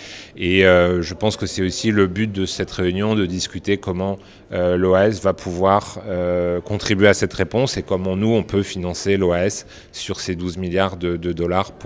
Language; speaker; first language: French; native; French